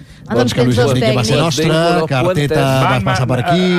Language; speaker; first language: Catalan; native; Catalan